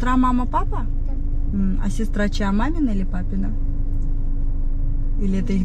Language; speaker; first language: Russian; native; Russian